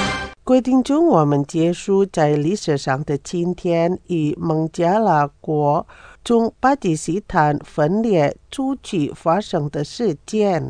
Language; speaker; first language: Chinese; non-native, fluent; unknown